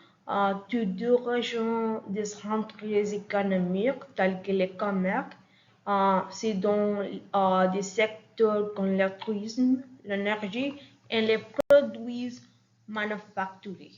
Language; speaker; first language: French; non-native, learner; Spanish